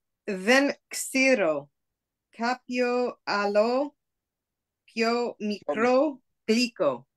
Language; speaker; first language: Greek; non-native, learner; English